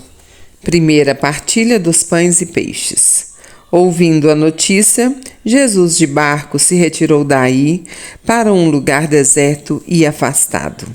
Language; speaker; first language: Portuguese; native; Portuguese